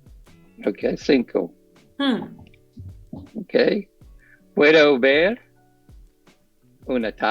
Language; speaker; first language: Spanish; non-native, learner; English